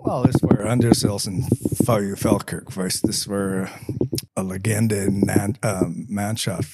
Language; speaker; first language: German; non-native, learner; English